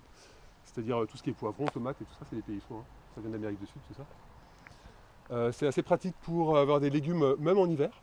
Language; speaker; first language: French; native; French